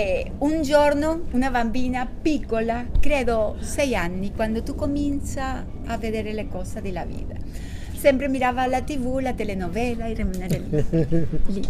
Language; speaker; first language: Italian; non-native, learner; Spanish